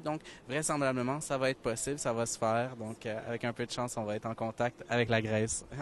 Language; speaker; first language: French; native; French